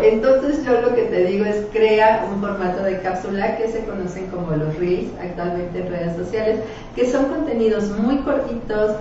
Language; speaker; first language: Spanish; native; Spanish